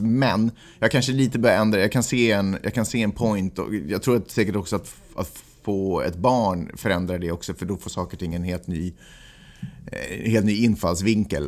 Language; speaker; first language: Swedish; native; Swedish